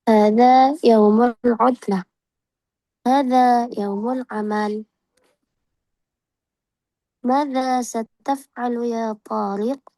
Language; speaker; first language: Arabic; non-native, learner; Indonesian